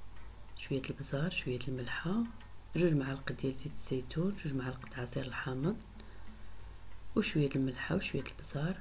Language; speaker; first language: Arabic; native; Arabic